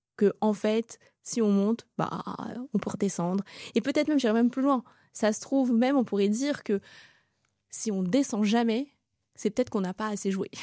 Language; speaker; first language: French; early bilingual, other home language; Tamil